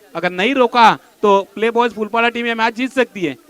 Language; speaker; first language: Hindi; non-native, local second language; Marathi